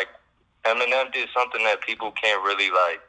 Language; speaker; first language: English; native; English